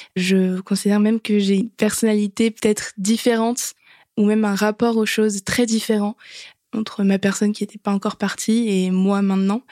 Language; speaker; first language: French; native; French